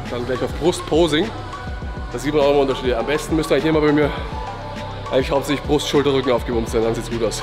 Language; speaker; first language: German; native; German